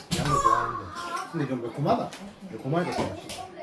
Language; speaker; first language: Korean; native; Korean